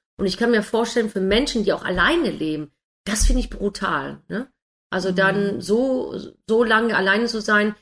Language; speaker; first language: German; non-native, fluent; English